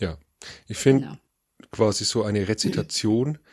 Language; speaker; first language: German; native; German